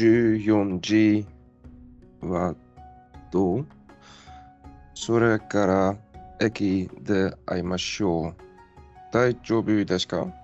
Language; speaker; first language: Japanese; non-native, learner; Dutch